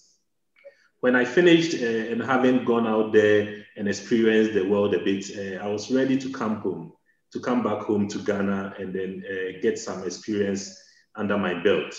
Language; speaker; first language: English; non-native, local second language; Akan